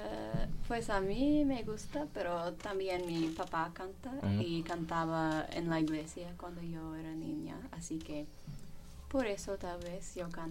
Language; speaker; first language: Spanish; non-native, fluent; English